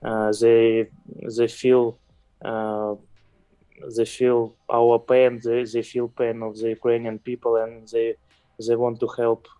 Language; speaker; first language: English; non-native, fluent; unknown